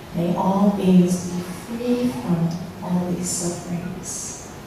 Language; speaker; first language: English; native; English